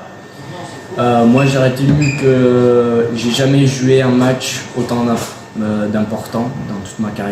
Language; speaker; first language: French; non-native, fluent; Spanish